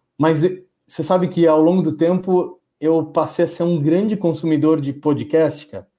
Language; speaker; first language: Portuguese; native; Portuguese